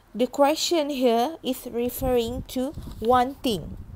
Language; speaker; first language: English; non-native, local second language; Malay